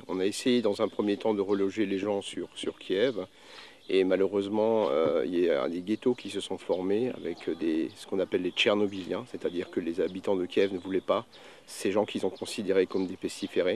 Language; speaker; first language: French; native; French